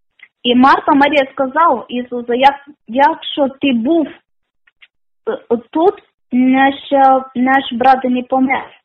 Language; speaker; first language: Ukrainian; non-native, learner; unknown